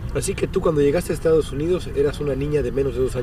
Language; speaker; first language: Spanish; native; Spanish